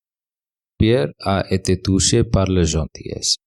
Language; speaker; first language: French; non-native, fluent; English